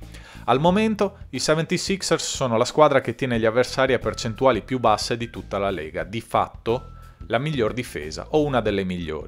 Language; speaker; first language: Italian; native; Italian